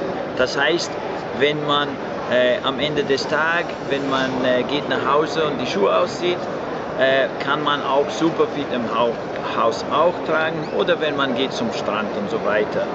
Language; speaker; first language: German; non-native, fluent; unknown